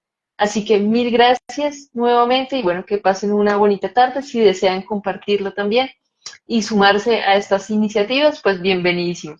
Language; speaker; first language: Spanish; native; Spanish